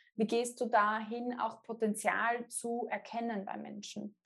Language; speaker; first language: German; native; German